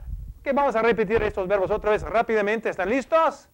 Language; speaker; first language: Spanish; non-native, fluent; English